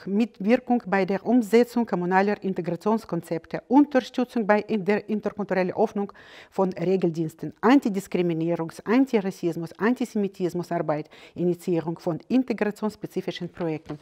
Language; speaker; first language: German; non-native, fluent; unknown